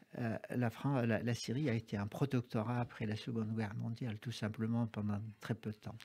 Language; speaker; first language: French; non-native, fluent; Arabic